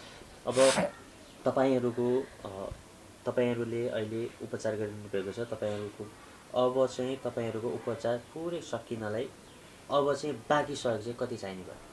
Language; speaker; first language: Nepali; native; Nepali